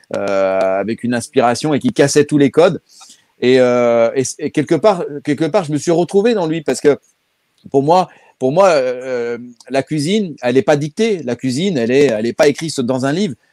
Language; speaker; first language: French; native; French